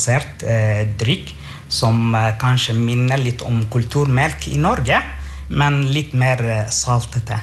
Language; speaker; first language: Norwegian; non-native, fluent; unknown